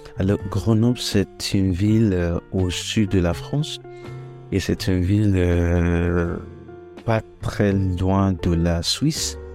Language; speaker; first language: French; non-native, fluent; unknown